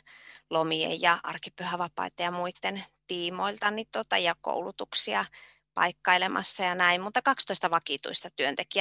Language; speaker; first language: Finnish; native; Finnish